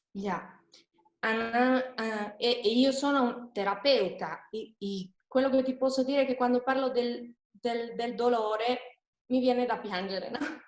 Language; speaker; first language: Italian; non-native, fluent; Spanish